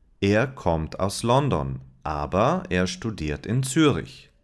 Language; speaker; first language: German; non-native, fluent; English